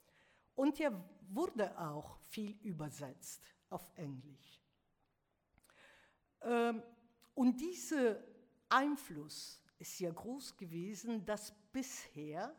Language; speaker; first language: German; non-native, fluent; Italian